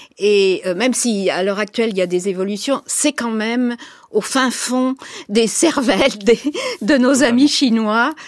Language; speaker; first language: French; native; French